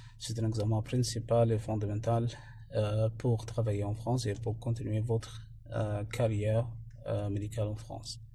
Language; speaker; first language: French; non-native, fluent; Arabic